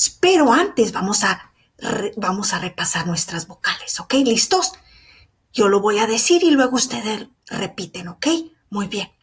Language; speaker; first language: Spanish; early bilingual, heritage; Spanish